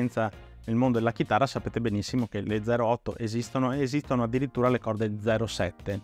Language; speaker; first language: Italian; native; Italian